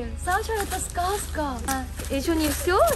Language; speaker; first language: Russian; non-native, fluent; Korean